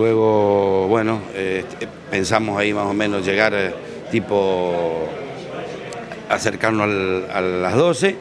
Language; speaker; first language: Spanish; native; Spanish